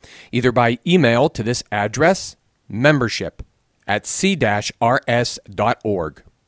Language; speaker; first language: English; native; English